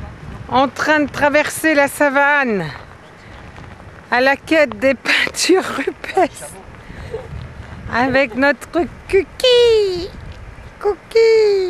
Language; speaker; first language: French; native; French